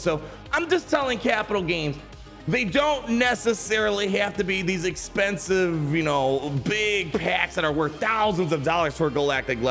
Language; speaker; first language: English; native; English